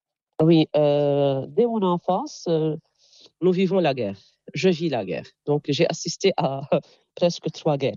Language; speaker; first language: French; non-native, local second language; Arabic